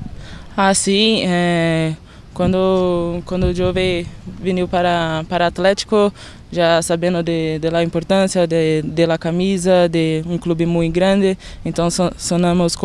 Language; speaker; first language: Spanish; non-native, learner; Portuguese